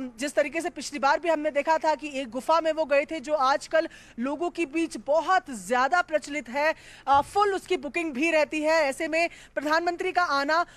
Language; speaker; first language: Hindi; native; Hindi